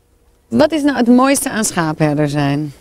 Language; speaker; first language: Dutch; native; Dutch